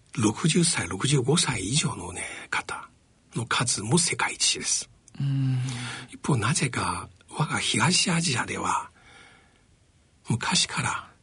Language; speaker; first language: Japanese; non-native, fluent; Chinese